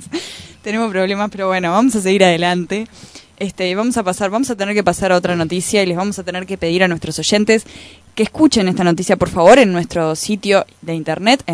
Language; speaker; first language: Spanish; native; Spanish